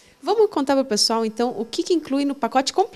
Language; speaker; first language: Portuguese; native; Portuguese